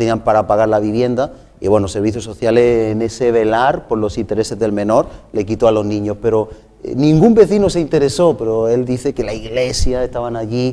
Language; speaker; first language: Spanish; native; Spanish